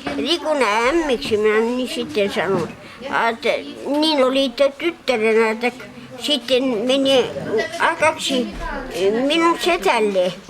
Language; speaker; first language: Finnish; early bilingual, heritage; Finnish